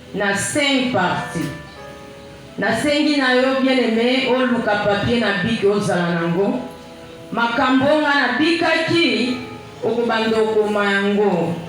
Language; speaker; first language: Lingala; native; Lingala